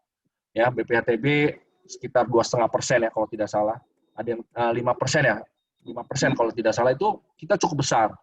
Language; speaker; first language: Indonesian; native; Indonesian